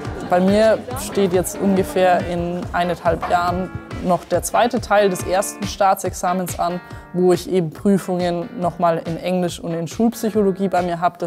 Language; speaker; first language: German; native; German